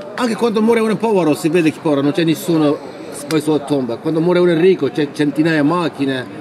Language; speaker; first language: Italian; non-native, learner; Turkish